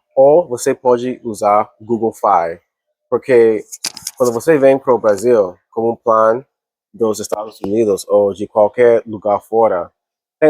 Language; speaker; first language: Portuguese; non-native, learner; English